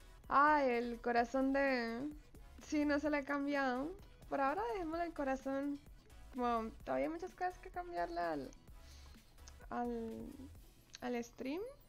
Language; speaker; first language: Spanish; native; Spanish